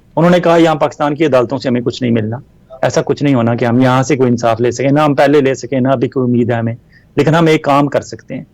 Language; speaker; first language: Urdu; non-native, local second language; Punjabi